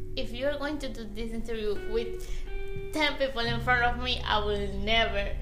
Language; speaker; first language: English; non-native, fluent; Spanish